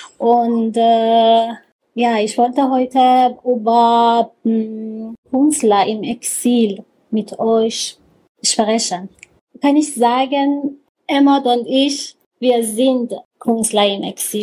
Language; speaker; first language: German; non-native, learner; Persian